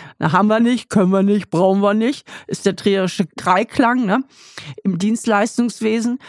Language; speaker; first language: German; native; German